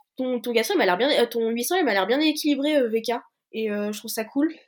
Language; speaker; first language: French; native; French